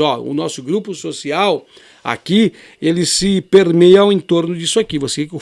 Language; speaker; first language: Portuguese; native; Portuguese